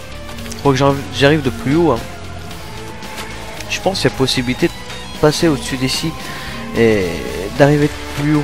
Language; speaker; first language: French; native; French